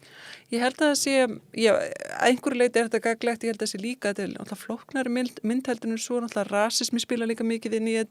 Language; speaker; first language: Icelandic; native; Icelandic